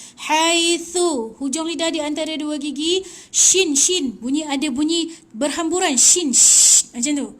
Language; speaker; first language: Malay; native; Malay